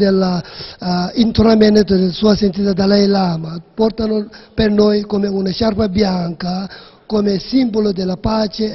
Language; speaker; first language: Italian; non-native, learner; Tibetan